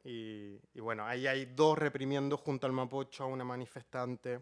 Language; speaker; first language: Spanish; native; Spanish